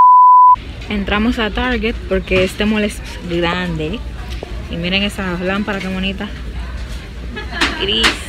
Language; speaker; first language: Spanish; native; Spanish